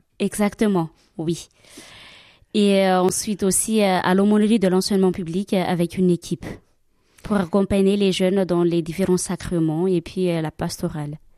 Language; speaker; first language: French; non-native, local second language; Malagasy